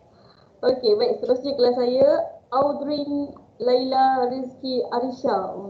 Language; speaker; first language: Malay; native; Malay